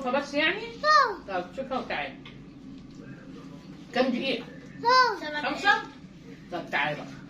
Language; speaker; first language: Arabic; native; Arabic